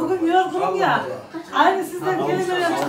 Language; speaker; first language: Turkish; native; Turkish